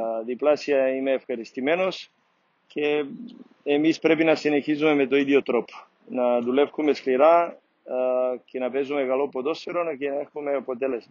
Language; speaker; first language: Greek; non-native, fluent; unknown